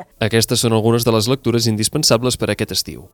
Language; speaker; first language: Catalan; native; Catalan